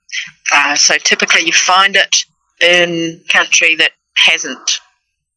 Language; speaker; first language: English; native; English